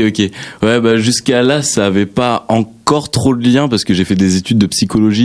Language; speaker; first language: French; native; French